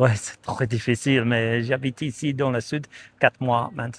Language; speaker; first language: French; non-native, learner; English